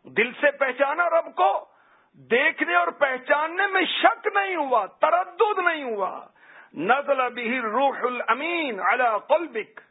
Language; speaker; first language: Urdu; native; Urdu